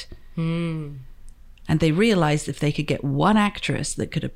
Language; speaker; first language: English; native; English